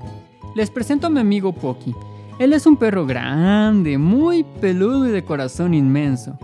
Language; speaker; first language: Spanish; native; Spanish